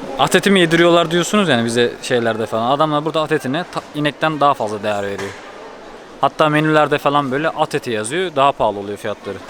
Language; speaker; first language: Turkish; native; Turkish